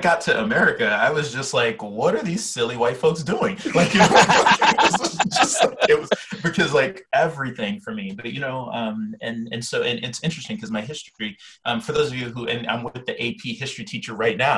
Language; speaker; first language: English; native; English